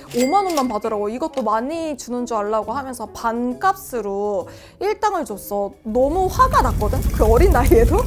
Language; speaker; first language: Korean; native; Korean